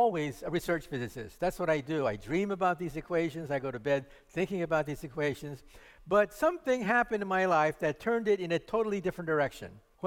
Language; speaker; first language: English; native; English